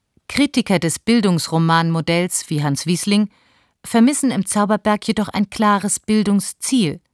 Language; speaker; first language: German; native; German